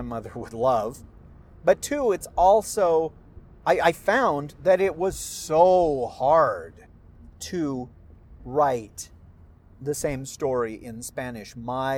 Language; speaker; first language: English; early bilingual, other home language; Spanish